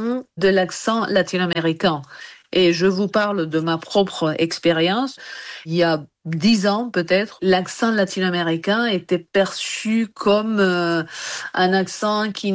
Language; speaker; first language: French; non-native, fluent; Spanish